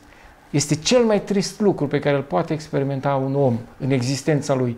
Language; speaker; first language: Romanian; native; Romanian